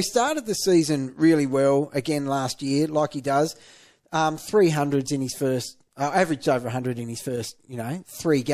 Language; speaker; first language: English; native; English